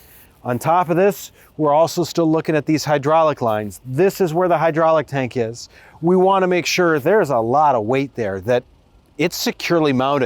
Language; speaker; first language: English; native; English